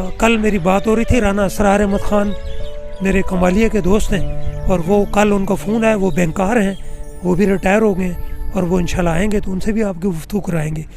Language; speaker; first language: Urdu; non-native, local second language; Saraiki